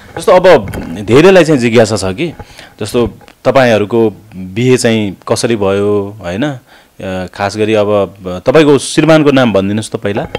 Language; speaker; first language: Nepali; native; Nepali